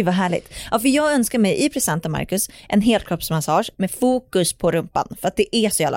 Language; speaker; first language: Swedish; native; Swedish